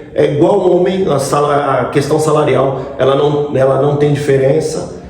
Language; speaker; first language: Portuguese; native; Portuguese